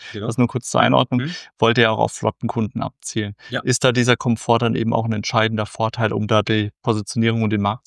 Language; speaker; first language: German; native; German